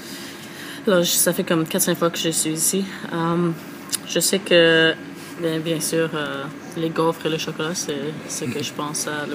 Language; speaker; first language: French; non-native, fluent; English